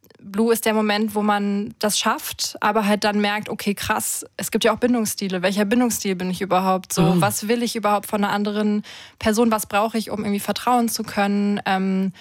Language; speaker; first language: German; early bilingual, other home language; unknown